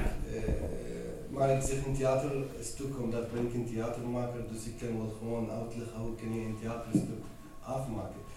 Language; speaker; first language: Dutch; non-native, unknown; Arabic